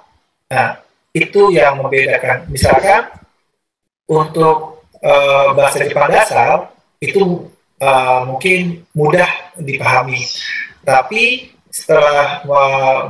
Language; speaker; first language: Indonesian; native; Indonesian